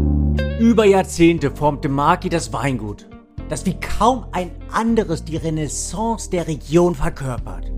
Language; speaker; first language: German; native; German